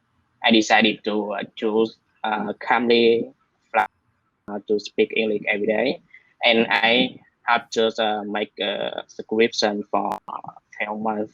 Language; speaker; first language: English; non-native, learner; Vietnamese